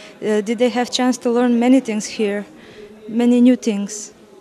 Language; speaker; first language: English; non-native, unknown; Macedonian